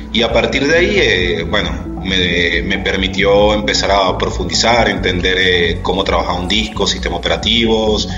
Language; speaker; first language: Spanish; native; Spanish